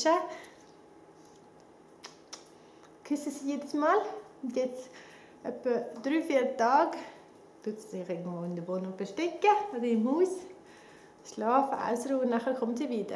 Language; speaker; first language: German; non-native, fluent; Swedish